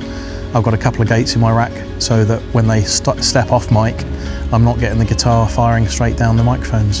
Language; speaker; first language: English; native; English